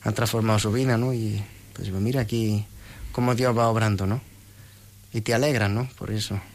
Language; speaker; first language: Spanish; native; Spanish